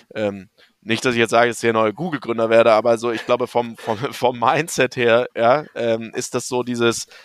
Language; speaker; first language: German; native; German